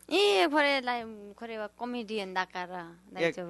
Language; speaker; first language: Japanese; non-native, learner; Nepali